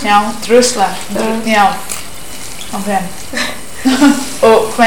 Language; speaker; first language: Icelandic; non-native, learner; English